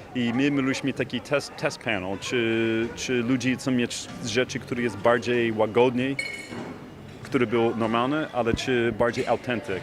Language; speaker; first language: Polish; non-native, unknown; English